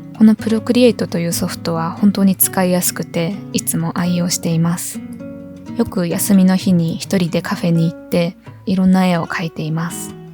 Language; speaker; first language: Japanese; native; Japanese